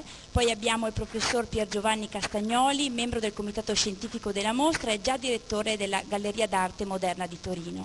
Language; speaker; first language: Italian; native; Italian